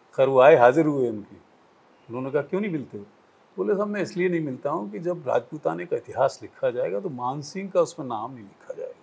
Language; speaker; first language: Hindi; native; Hindi